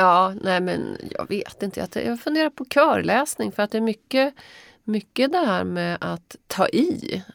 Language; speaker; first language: Swedish; native; Swedish